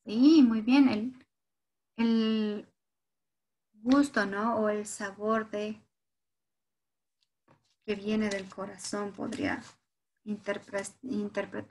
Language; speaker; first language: Spanish; native; Spanish